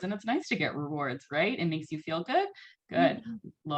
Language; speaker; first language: English; native; English